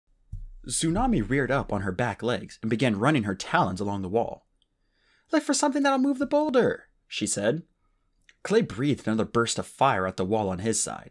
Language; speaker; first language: English; native; English